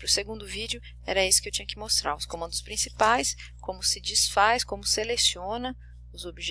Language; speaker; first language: Portuguese; native; Portuguese